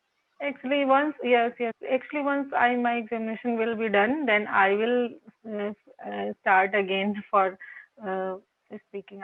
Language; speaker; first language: English; non-native, local second language; Hindi